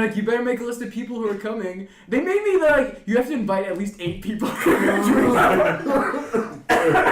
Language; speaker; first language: English; native; English